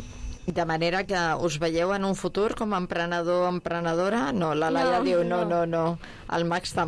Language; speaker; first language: Catalan; native; Catalan